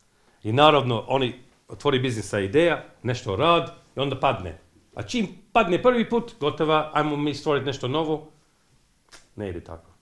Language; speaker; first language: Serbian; non-native, fluent; English